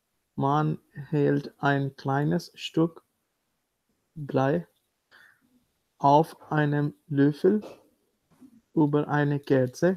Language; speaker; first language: German; non-native, learner; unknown